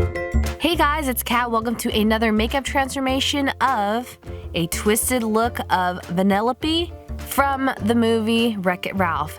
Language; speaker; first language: English; native; English